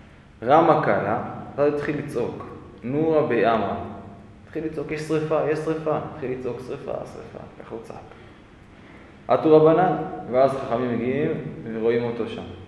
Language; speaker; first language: Hebrew; native; Hebrew